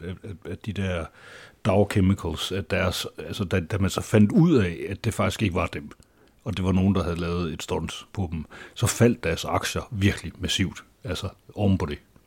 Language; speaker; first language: Danish; native; Danish